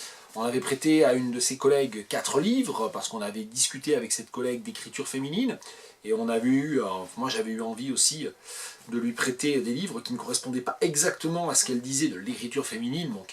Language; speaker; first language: French; native; French